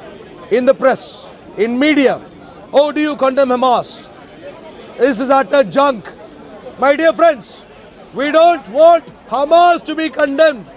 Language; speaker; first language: English; non-native, fluent; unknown